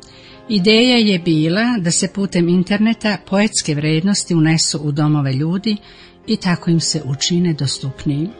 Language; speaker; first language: Serbian; native; Serbian